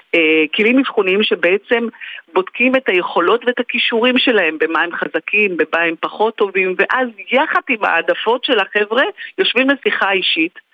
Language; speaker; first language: Hebrew; native; Hebrew